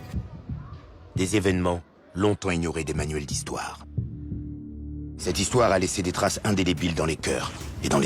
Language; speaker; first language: French; native; French